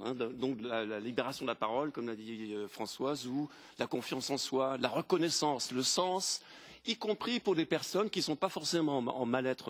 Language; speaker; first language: French; native; French